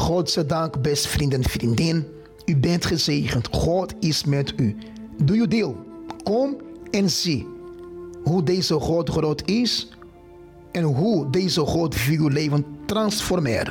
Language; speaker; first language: Dutch; non-native, fluent; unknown